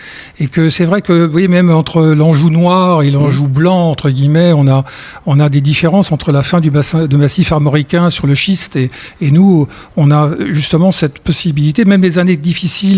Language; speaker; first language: French; native; French